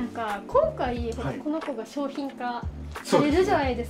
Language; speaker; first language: Japanese; native; Japanese